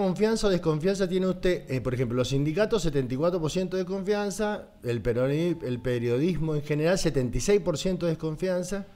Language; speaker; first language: Spanish; native; Spanish